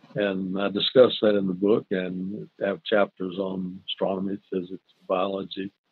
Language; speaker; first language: English; native; English